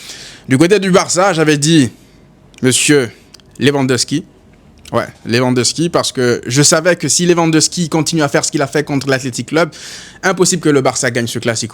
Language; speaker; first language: French; native; French